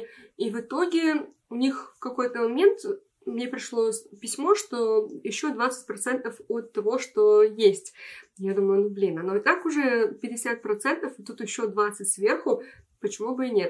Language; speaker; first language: Russian; native; Russian